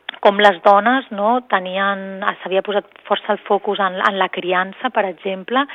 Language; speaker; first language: Catalan; native; Catalan